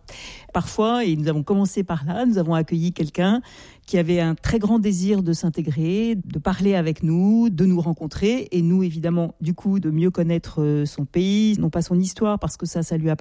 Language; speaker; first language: French; native; French